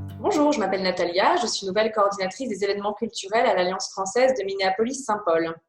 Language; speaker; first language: French; early bilingual, other home language; Polish